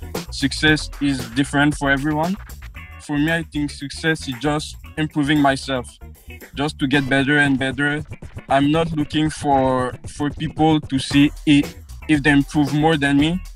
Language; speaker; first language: English; non-native, fluent; French